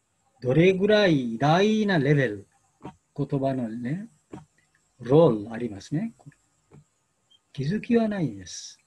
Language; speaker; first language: Japanese; non-native, learner; Bangla